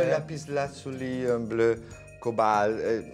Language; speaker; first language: French; non-native, learner; Italian